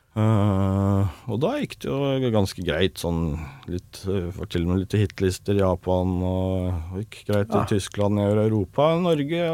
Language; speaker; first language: Norwegian; native; Norwegian